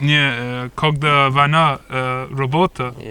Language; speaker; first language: Russian; non-native, learner; English